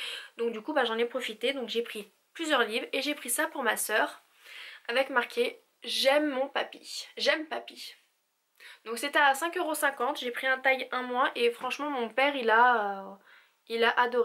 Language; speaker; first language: French; native; French